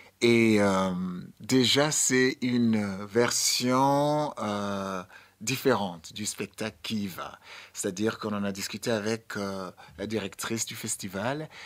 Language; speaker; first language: French; non-native, fluent; English